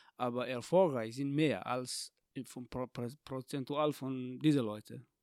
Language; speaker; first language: German; non-native, fluent; Tajik